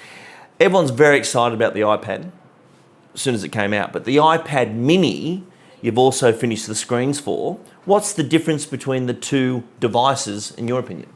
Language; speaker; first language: English; native; English